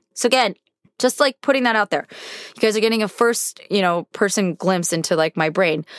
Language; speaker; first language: English; native; English